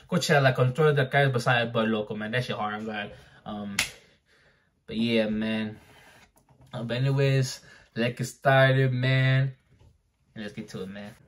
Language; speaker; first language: English; early bilingual, other home language; Spanish